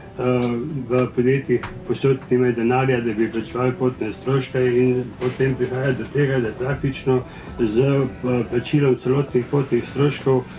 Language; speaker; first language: Slovenian; native; Slovenian